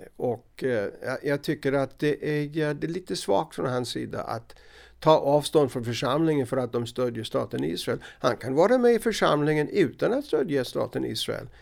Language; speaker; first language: Swedish; non-native, fluent; English